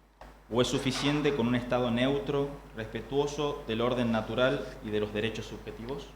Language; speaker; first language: Spanish; native; Spanish